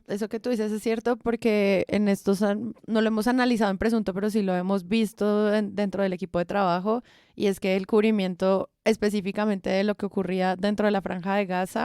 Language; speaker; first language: Spanish; native; Spanish